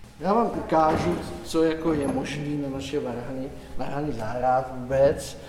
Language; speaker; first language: Czech; native; Czech